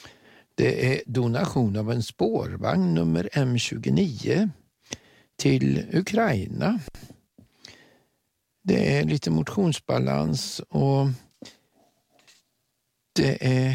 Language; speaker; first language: Swedish; native; Swedish